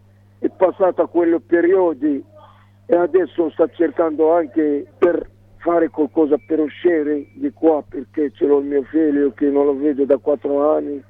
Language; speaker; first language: Italian; non-native, learner; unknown